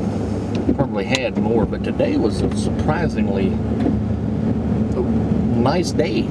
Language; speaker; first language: English; native; English